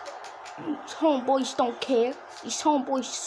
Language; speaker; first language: English; native; English